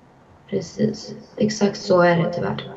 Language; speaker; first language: Swedish; early bilingual, other home language; Azerbaijani